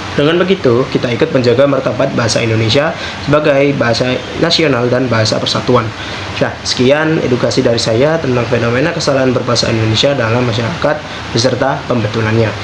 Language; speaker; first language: Indonesian; native; Indonesian